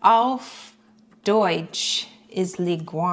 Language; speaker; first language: German; non-native, fluent; English